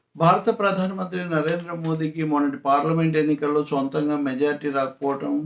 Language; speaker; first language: Telugu; native; Telugu